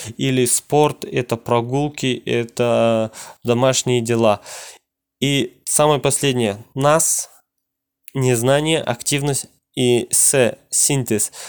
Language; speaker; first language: Russian; non-native, local second language; Kazakh